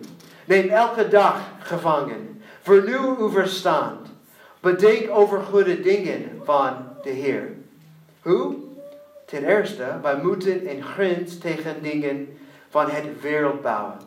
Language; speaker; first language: Dutch; non-native, learner; English